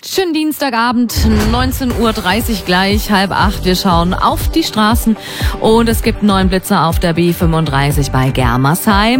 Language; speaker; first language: German; native; German